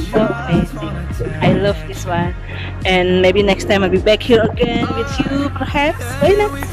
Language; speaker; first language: English; non-native, learner; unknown